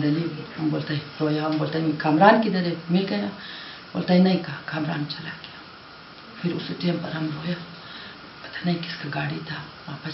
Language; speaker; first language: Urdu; non-native, local second language; Hazaragi